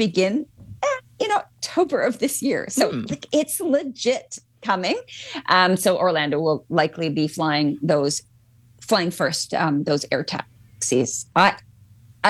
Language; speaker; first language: English; native; English